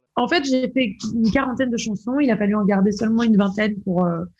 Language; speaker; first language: French; native; French